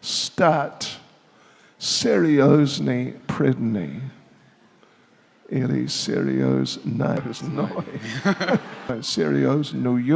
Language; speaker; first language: Russian; non-native, learner; English